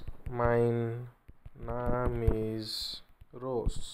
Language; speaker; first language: Dutch; non-native, learner; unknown